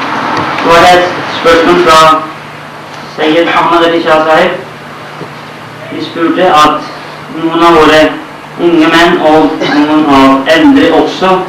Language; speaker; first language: Norwegian; non-native, fluent; Urdu